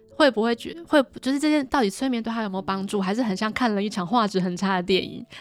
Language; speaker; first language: Chinese; native; Chinese